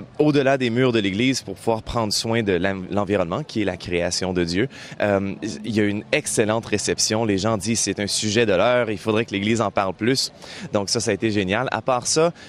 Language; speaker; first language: French; native; French